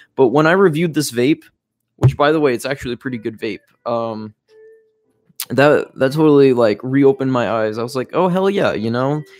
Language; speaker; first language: English; native; English